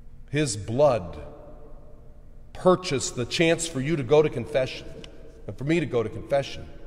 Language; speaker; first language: English; native; English